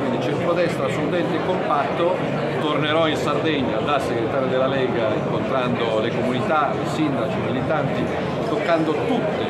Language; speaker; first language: Italian; native; Italian